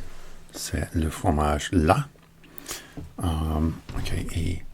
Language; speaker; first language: French; non-native, learner; English